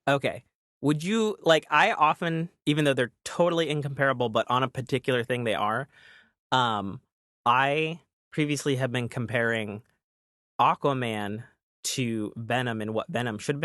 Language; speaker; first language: English; native; English